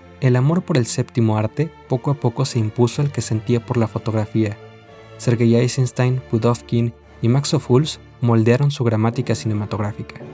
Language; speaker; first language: Spanish; native; Spanish